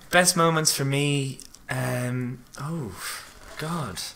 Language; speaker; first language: English; native; English